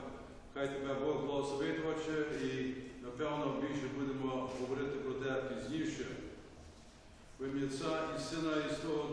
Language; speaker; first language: Ukrainian; early bilingual, heritage; Ukrainian